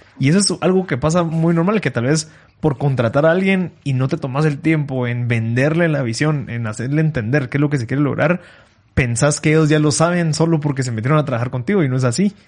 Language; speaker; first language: Spanish; native; Spanish